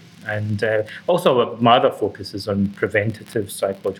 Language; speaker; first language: English; native; English